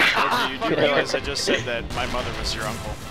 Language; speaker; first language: English; native; English